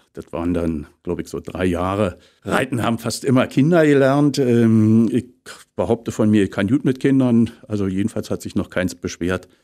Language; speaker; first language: German; native; German